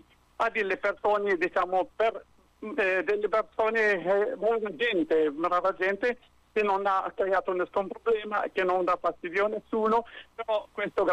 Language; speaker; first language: Italian; non-native, fluent; Arabic